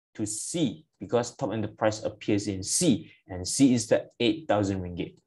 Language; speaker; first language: English; non-native, local second language; Malay